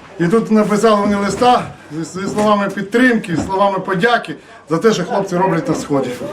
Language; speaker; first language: Ukrainian; native; Ukrainian